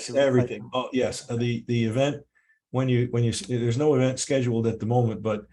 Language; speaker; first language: English; native; English